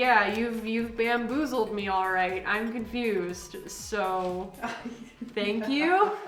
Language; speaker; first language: English; native; English